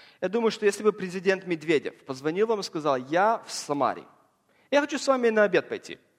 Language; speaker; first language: Russian; early bilingual, heritage; Russian